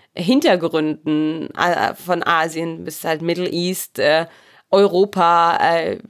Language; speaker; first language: German; early bilingual, other home language; Arabic